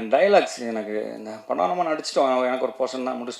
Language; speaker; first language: Tamil; native; Tamil